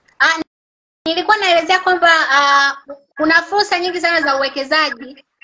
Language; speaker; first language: Swahili; native; Swahili